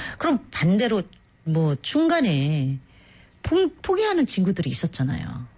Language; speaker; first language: Korean; non-native, fluent; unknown